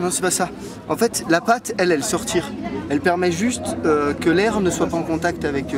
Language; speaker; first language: French; native; French